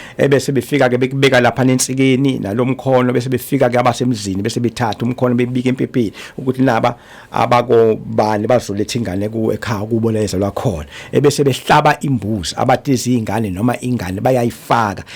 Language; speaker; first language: Zulu; native; Zulu